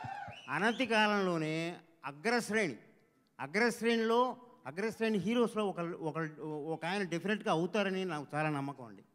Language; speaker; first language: Telugu; native; Telugu